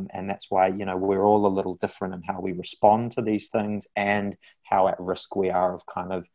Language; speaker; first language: English; native; English